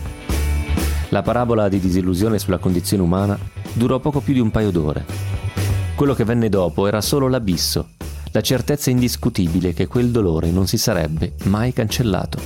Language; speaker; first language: Italian; native; Italian